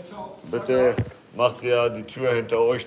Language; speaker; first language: German; non-native, learner; Kurdish